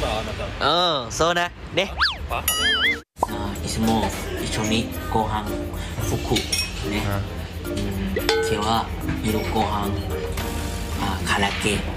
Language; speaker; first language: Japanese; non-native, learner; Thai